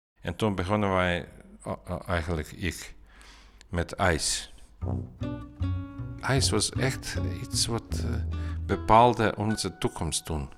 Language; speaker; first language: Dutch; non-native, learner; Bosnian